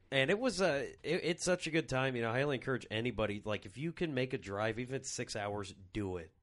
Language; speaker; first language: English; native; English